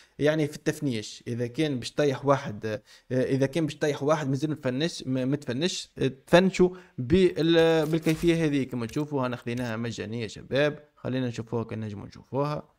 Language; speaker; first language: Arabic; native; Arabic